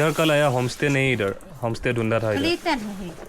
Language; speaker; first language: Hindi; non-native, local second language; Assamese